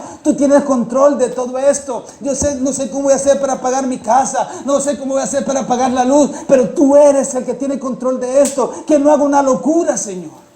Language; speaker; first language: Spanish; native; Spanish